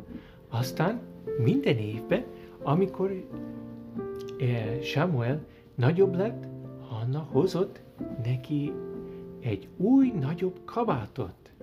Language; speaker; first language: Hungarian; early bilingual, heritage; Hungarian